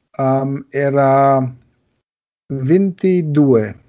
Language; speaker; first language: Italian; non-native, learner; German